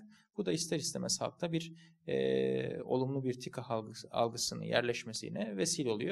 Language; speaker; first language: Turkish; native; Turkish